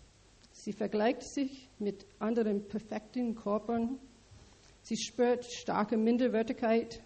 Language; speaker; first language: German; non-native, learner; English